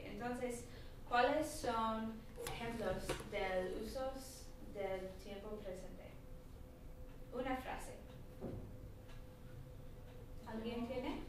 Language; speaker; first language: Spanish; non-native, learner; English